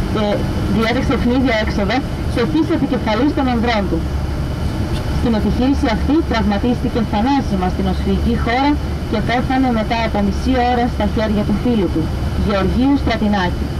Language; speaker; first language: Greek; native; Greek